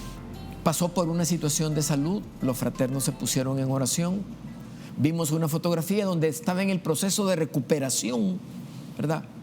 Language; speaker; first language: Spanish; native; Spanish